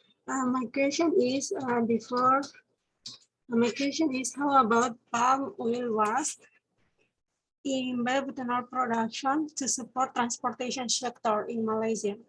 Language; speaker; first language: English; non-native, learner; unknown